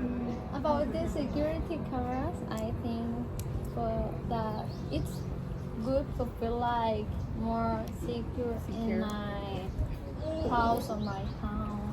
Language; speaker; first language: English; non-native, learner; Spanish